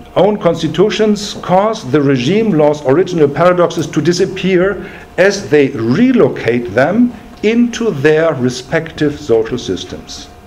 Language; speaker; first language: English; non-native, fluent; German